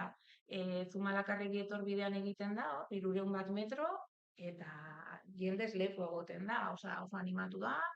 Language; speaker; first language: Basque; native; Basque